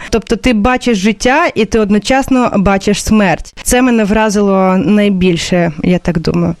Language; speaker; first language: Ukrainian; non-native, fluent; Russian